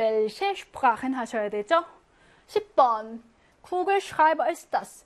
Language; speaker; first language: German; non-native, fluent; Korean